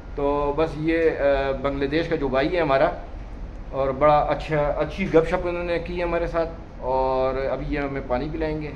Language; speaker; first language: Urdu; non-native, local second language; Punjabi